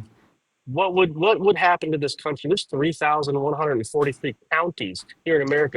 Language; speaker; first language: English; native; English